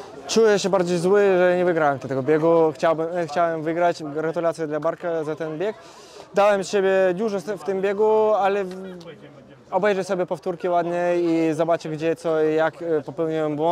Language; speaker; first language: Polish; non-native, fluent; Russian